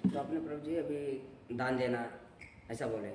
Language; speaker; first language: Hindi; non-native, local second language; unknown